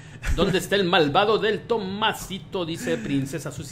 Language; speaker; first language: Spanish; native; Spanish